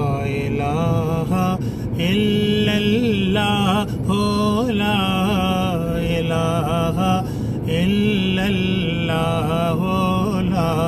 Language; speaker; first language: Urdu; native; Urdu